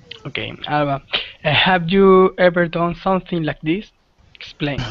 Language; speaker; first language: English; non-native, learner; Spanish